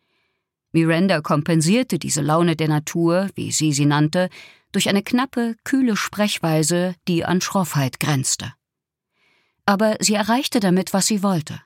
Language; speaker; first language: German; native; German